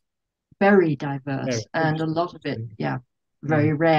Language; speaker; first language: English; native; English